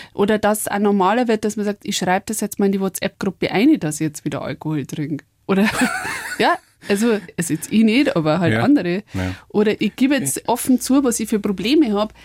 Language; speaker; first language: German; native; German